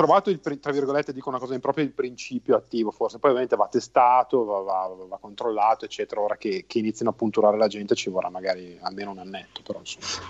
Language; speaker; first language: Italian; native; Italian